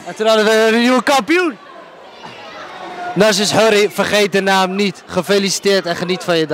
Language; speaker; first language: Dutch; native; Dutch